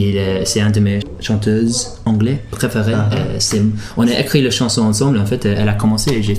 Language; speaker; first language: French; early bilingual, heritage; English